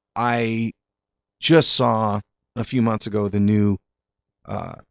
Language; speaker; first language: English; native; English